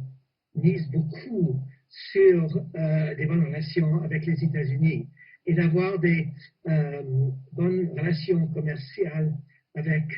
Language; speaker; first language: French; non-native, fluent; English